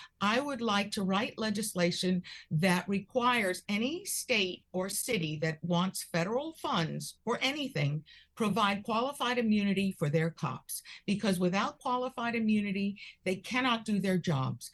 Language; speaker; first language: English; early bilingual, other home language; Spanish